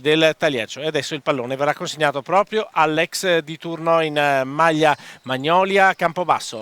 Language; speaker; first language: Italian; native; Italian